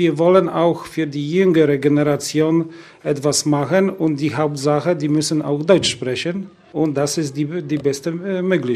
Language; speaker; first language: German; non-native, local second language; Polish